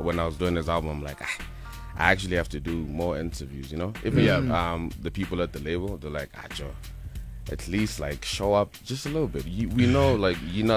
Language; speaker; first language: English; non-native, local second language; Northern Sotho